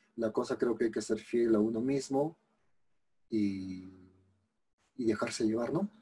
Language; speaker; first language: Spanish; native; Spanish